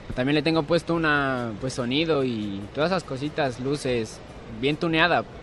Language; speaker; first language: Spanish; native; Spanish